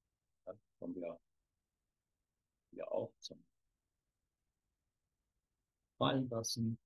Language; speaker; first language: German; native; German